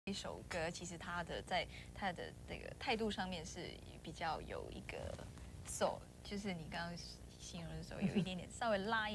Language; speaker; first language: Chinese; non-native, local second language; Cantonese